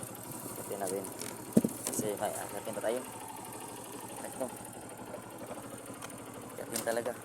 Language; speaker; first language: Filipino; non-native, local second language; Cebuano